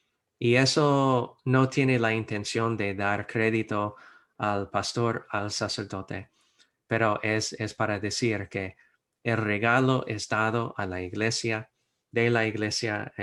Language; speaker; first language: Spanish; non-native, fluent; English